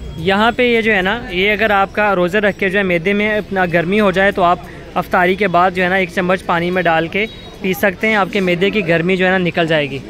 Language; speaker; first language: Urdu; non-native, local second language; Punjabi